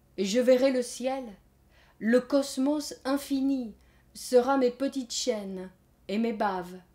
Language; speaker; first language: French; native; French